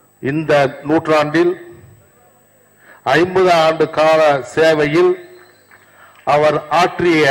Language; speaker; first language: Tamil; native; Tamil